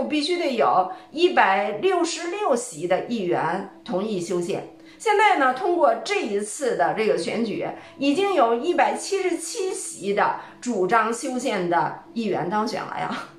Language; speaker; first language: Chinese; native; Chinese